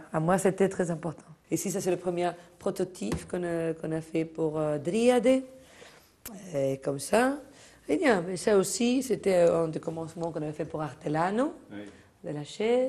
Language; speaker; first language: French; non-native, fluent; Spanish